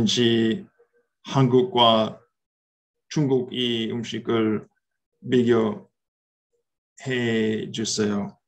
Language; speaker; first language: Korean; non-native, learner; English